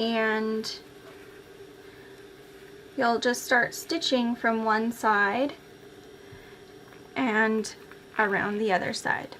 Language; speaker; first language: English; native; English